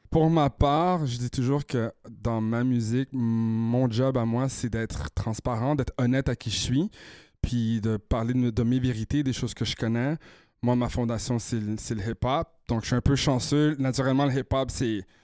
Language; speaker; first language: French; native; French